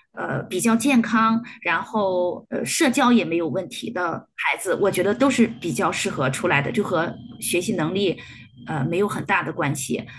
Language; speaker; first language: Chinese; native; Chinese